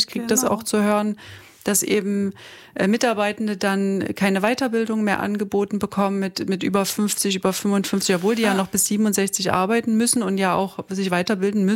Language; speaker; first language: German; native; German